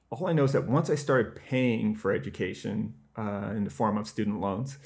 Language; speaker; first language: English; native; English